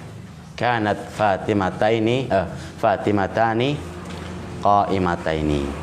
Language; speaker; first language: Arabic; non-native, fluent; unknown